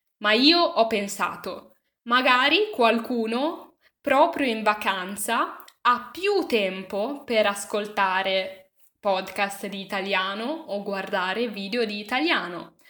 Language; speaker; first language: Italian; native; Italian